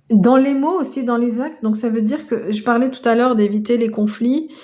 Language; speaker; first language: French; native; French